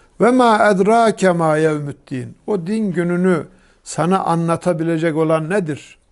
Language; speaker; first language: Turkish; native; Turkish